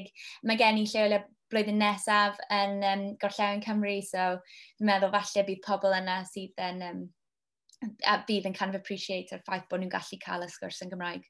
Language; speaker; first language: Welsh; non-native, local second language; English